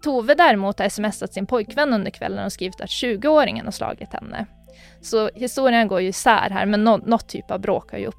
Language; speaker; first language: Swedish; native; Swedish